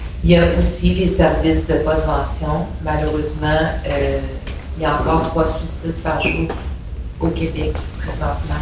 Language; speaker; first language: French; native; French